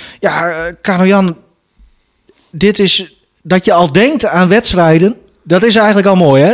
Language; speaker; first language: Dutch; native; Dutch